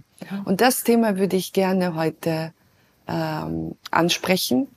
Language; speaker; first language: German; non-native, fluent; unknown